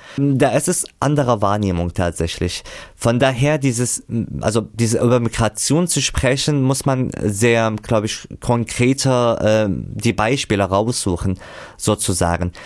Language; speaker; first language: German; non-native, fluent; Arabic